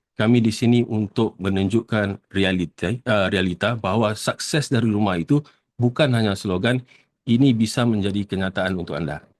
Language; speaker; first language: Malay; native; Malay